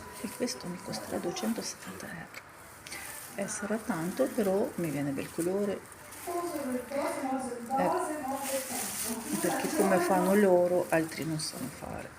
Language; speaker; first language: Italian; non-native, fluent; Ukrainian